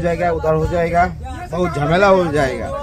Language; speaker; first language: Hindi; non-native, local second language; Bangla